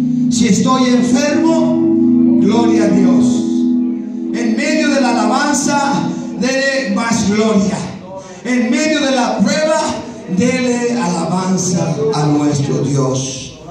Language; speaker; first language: Spanish; native; Spanish